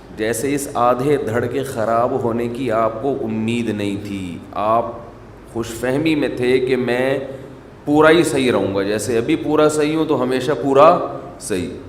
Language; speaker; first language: Urdu; native; Urdu